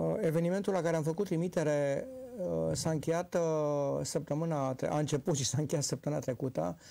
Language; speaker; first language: Romanian; native; Romanian